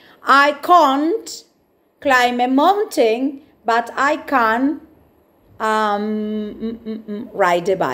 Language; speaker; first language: English; non-native, fluent; Spanish